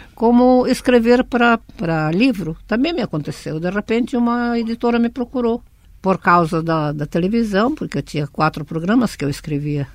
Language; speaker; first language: Portuguese; early bilingual, other home language; Russian